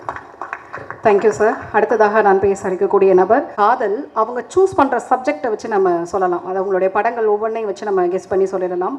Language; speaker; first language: Tamil; native; Tamil